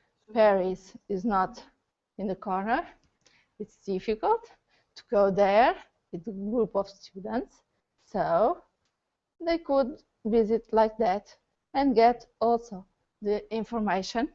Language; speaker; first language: English; non-native, learner; Portuguese